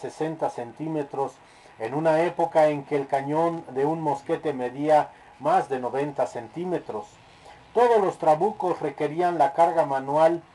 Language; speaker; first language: Spanish; native; Spanish